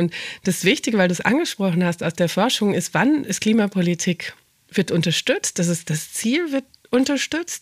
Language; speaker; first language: German; native; German